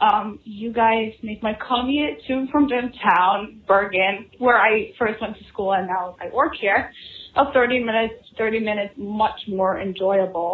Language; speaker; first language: English; non-native, fluent; Norwegian